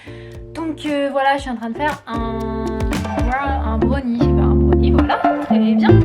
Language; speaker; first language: French; native; French